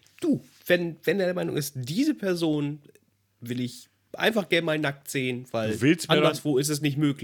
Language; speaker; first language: German; native; German